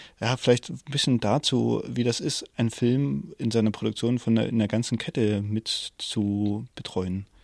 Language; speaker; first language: German; native; German